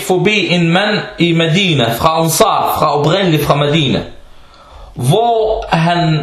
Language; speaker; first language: Danish; early bilingual, other home language; Arabic